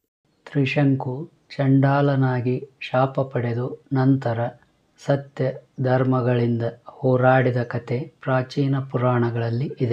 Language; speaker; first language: Kannada; native; Kannada